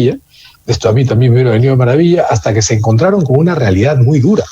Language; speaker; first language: Spanish; native; Spanish